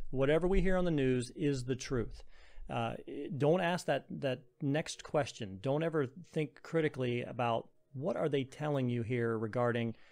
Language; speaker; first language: English; native; English